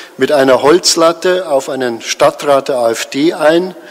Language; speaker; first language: German; native; German